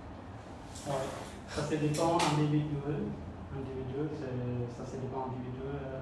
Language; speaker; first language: French; non-native, learner; Khmer